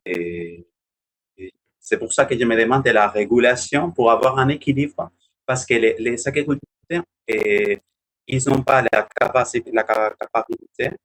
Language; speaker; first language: French; non-native, learner; Spanish